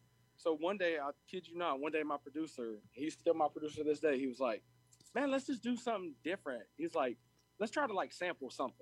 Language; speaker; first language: English; native; English